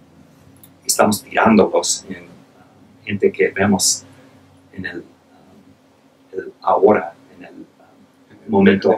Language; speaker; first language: Spanish; non-native, fluent; English